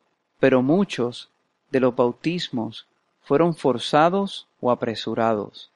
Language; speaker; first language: Spanish; non-native, fluent; English